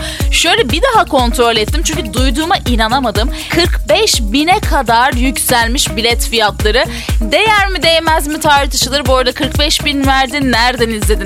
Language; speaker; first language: Turkish; native; Turkish